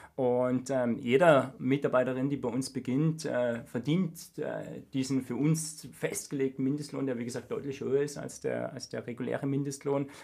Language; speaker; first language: German; native; German